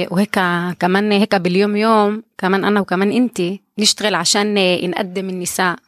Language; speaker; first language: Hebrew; non-native, local second language; Arabic